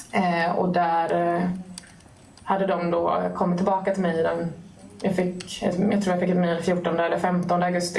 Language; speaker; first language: Swedish; native; Swedish